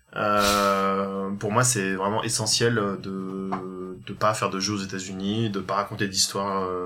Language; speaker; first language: French; native; French